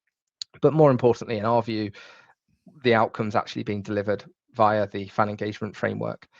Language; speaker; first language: English; native; English